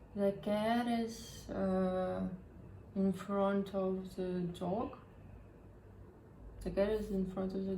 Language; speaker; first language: English; non-native, learner; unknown